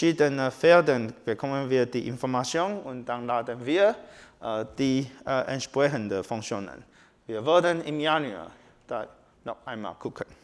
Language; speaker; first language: German; non-native, learner; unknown